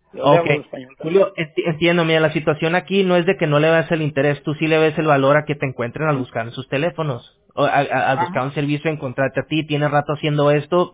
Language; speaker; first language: Spanish; native; Spanish